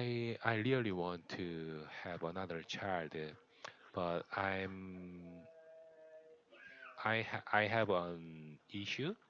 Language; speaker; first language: English; non-native, learner; Korean